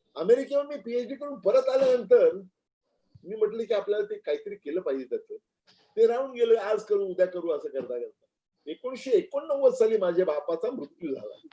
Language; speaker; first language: Marathi; native; Marathi